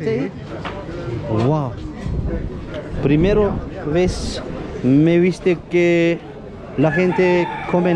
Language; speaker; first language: Spanish; non-native, learner; Turkish